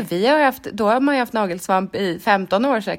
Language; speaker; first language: Swedish; native; Swedish